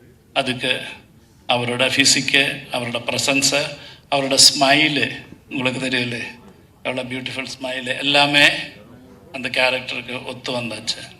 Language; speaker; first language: Tamil; non-native, learner; Malayalam